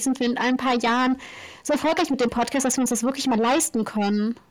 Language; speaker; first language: German; native; German